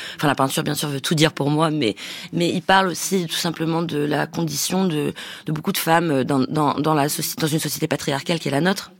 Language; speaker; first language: French; native; French